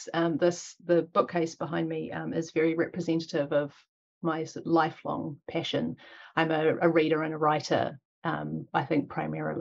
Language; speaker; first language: English; native; English